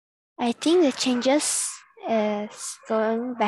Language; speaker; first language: English; non-native, learner; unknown